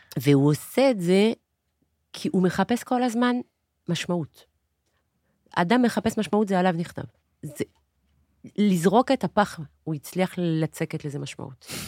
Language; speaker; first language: Hebrew; non-native, fluent; French